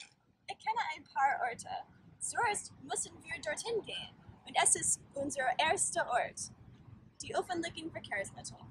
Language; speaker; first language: German; non-native, learner; English